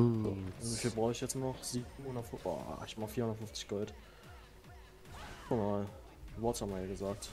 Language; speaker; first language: German; native; German